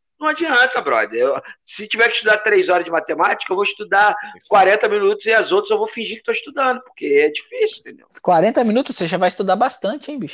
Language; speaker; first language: Portuguese; native; Portuguese